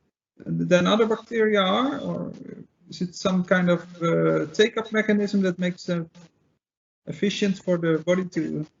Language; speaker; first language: English; non-native, fluent; Dutch